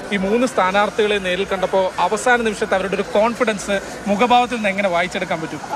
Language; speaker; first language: Malayalam; native; Malayalam